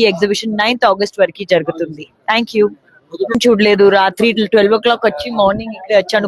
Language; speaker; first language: Telugu; non-native, learner; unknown